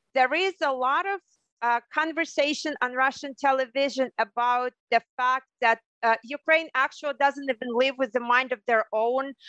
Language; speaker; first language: English; non-native, fluent; Russian